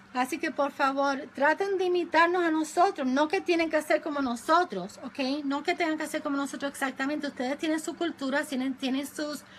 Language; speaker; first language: Spanish; early bilingual, other home language; English